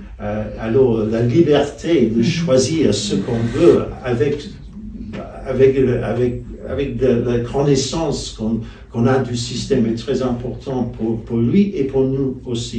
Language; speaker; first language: French; non-native, fluent; English